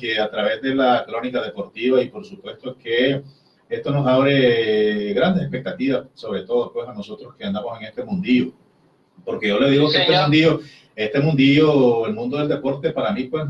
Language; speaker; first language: Spanish; native; Spanish